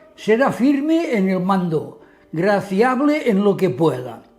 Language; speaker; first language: Spanish; non-native, local second language; Catalan